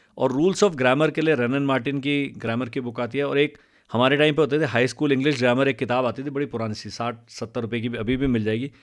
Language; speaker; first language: Hindi; non-native, local second language; Punjabi